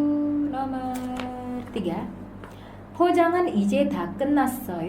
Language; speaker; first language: Korean; non-native, fluent; Indonesian